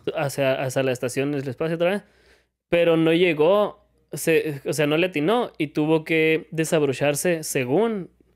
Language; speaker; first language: Spanish; early bilingual, heritage; Spanish